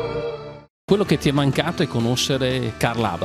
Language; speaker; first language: Italian; native; Italian